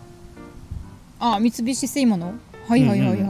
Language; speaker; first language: Japanese; non-native, learner; German